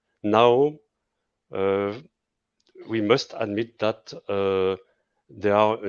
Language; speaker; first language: English; non-native, fluent; French